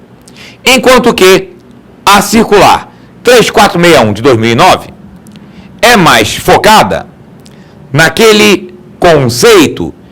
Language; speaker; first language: Portuguese; native; Portuguese